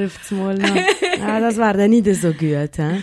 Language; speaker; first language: German; native; German